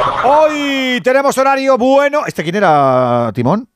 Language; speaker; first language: Spanish; native; Spanish